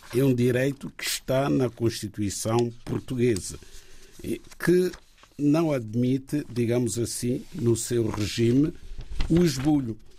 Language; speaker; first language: Portuguese; native; Portuguese